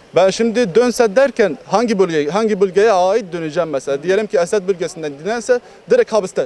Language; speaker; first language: Turkish; non-native, fluent; Arabic